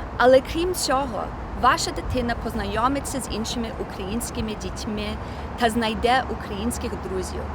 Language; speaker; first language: Ukrainian; early bilingual, heritage; Ukrainian